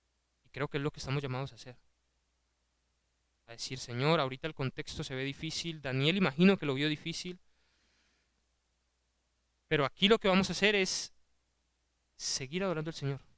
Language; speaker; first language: Spanish; native; Spanish